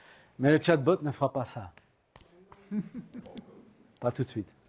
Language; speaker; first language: French; native; French